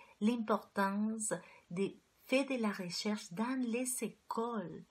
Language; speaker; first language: French; non-native, fluent; Spanish